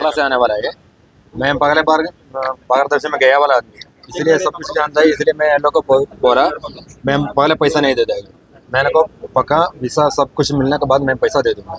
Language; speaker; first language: Hindi; non-native, local second language; Malayalam